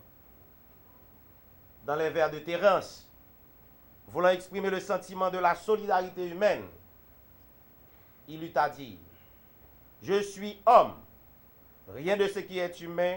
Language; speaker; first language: French; non-native, local second language; Haitian Creole